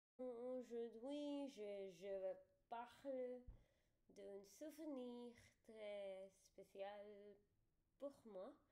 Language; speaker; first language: French; non-native, learner; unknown